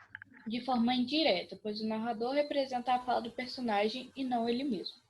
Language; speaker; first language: Portuguese; native; Portuguese